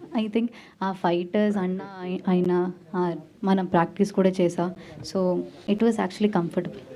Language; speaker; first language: Telugu; non-native, learner; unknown